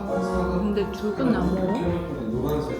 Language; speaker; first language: Korean; non-native, fluent; Japanese